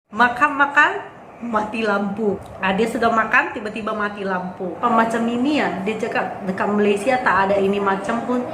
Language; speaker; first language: Indonesian; native; Indonesian